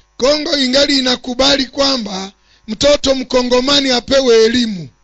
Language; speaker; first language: Swahili; non-native, local second language; Nande